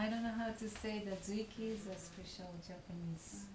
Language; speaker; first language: English; non-native, fluent; Japanese